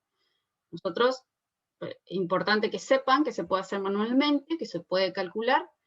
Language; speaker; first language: Spanish; native; Spanish